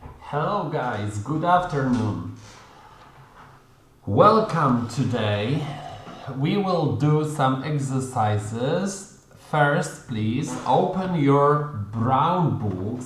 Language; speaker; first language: English; non-native, fluent; Polish